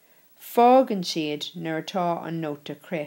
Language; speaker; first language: Irish; non-native, local second language; English